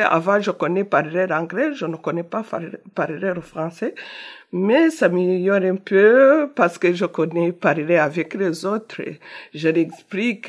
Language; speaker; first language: French; non-native, learner; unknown